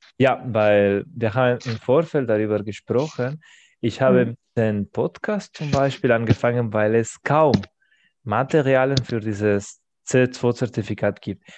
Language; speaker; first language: German; non-native, fluent; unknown